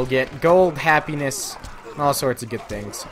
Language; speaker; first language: English; native; English